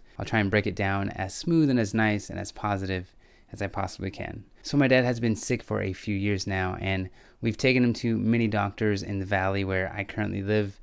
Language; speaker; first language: English; native; English